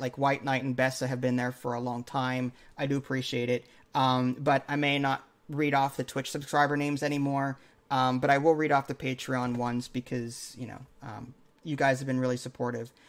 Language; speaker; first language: English; native; English